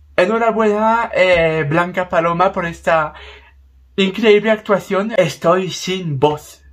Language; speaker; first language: Spanish; non-native, learner; French